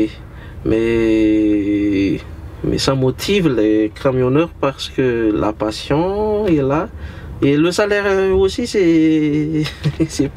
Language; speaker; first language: French; non-native, local second language; Malagasy